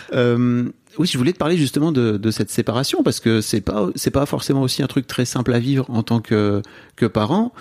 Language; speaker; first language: French; native; French